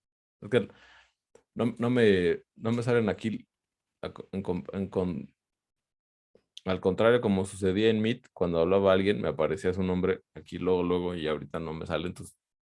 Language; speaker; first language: Spanish; native; Spanish